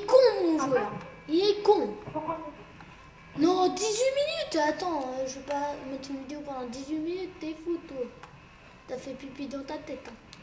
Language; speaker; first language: French; native; French